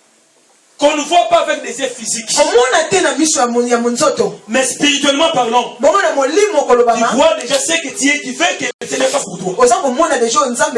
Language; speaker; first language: French; non-native, local second language; Lingala